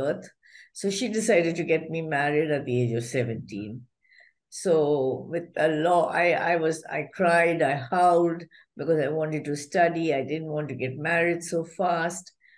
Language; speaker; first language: English; non-native, local second language; Malayalam